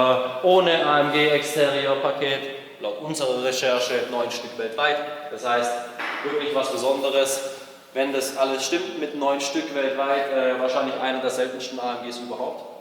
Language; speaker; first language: German; native; German